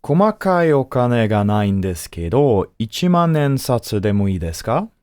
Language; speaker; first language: Japanese; non-native, learner; English